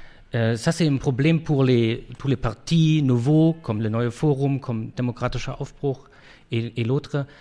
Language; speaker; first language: French; non-native, fluent; German